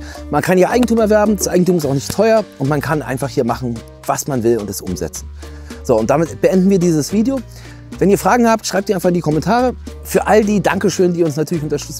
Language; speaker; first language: German; native; German